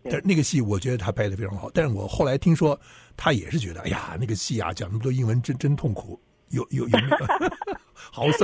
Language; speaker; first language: Chinese; native; Chinese